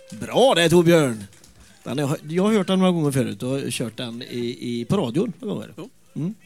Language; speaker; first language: Swedish; native; Swedish